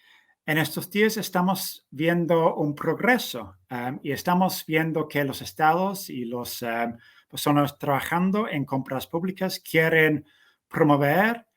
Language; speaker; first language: Spanish; non-native, fluent; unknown